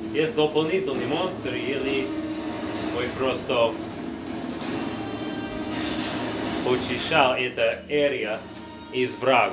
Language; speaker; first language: Russian; non-native, learner; English